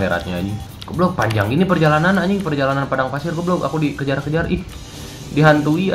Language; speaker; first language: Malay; non-native, local second language; Sundanese